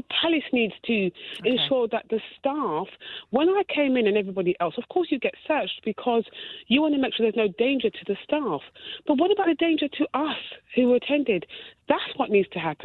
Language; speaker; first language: English; native; English